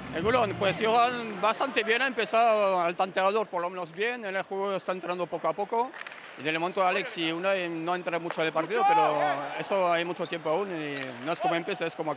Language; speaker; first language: Spanish; non-native, fluent; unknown